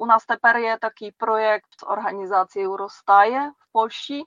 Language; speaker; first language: Ukrainian; non-native, fluent; Czech